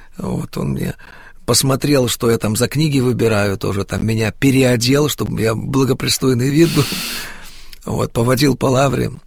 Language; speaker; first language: Russian; native; Russian